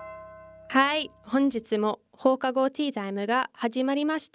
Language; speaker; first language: Japanese; non-native, fluent; English